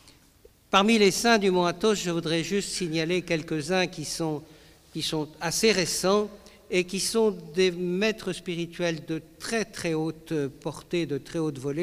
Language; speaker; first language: French; native; French